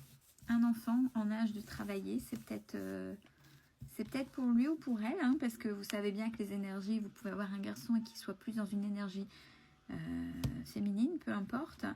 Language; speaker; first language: French; native; French